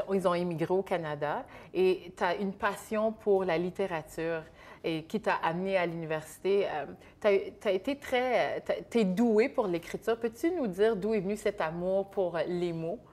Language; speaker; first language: French; native; French